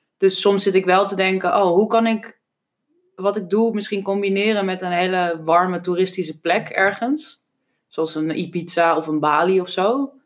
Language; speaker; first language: Dutch; native; Dutch